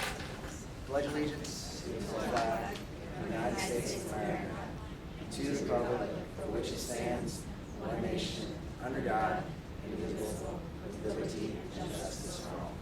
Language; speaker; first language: English; native; English